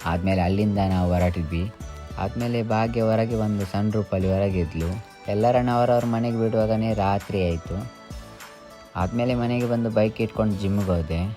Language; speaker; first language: Kannada; non-native, local second language; Tulu